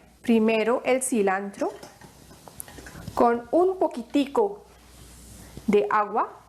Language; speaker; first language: Spanish; non-native, fluent; Hindi